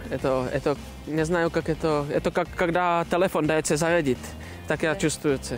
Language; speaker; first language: Russian; non-native, learner; Czech